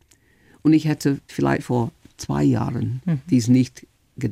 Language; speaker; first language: German; non-native, fluent; English